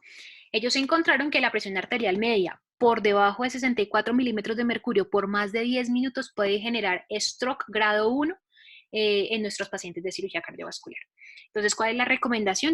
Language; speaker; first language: Spanish; native; Spanish